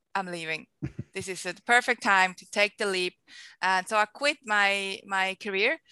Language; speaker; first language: English; non-native, fluent; Swiss German